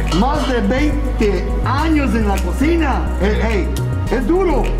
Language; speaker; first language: Spanish; non-native, learner; English